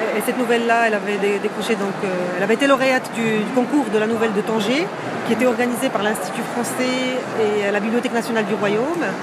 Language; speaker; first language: French; non-native, local second language; Arabic